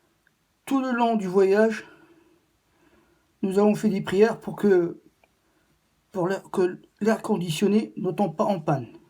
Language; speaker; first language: French; non-native, local second language; Arabic